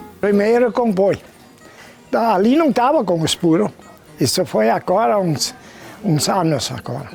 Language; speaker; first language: Portuguese; non-native, local second language; German